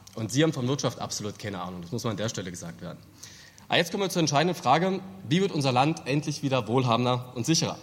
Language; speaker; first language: German; native; German